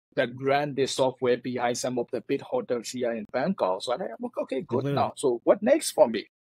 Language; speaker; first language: English; non-native, fluent; Burmese